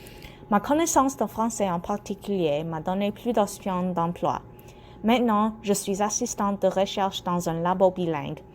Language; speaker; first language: French; non-native, local second language; English